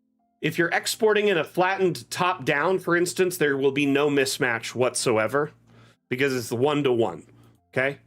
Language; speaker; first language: English; native; English